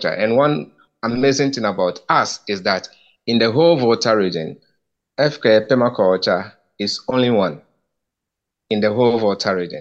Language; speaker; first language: English; non-native, local second language; Ewe